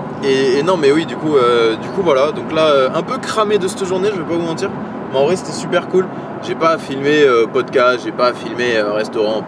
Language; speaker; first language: French; native; French